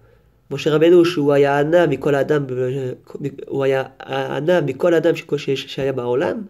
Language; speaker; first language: Hebrew; non-native, fluent; French